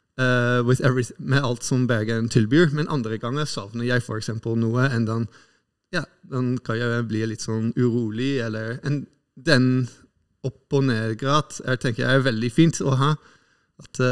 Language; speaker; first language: Norwegian; non-native, fluent; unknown